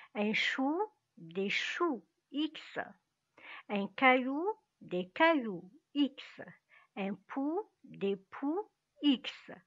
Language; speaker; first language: French; non-native, local second language; Arabic